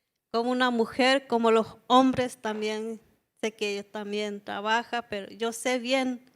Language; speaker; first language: Spanish; non-native, local second language; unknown